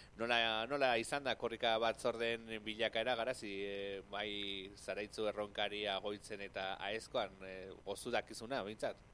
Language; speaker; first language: Basque; native; Basque